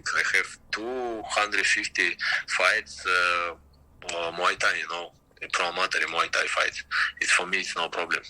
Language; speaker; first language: English; non-native, learner; Russian